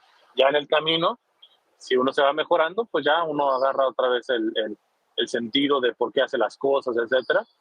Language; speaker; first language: Spanish; native; Spanish